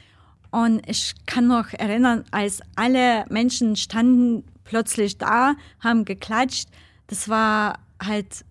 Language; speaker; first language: German; non-native, fluent; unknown